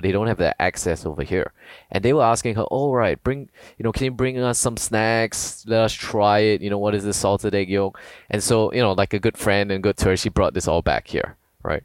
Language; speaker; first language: English; native; English